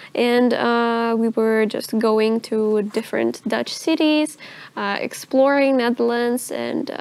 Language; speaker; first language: English; non-native, fluent; Russian